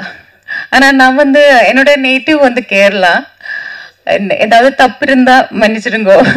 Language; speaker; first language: Tamil; non-native, learner; Malayalam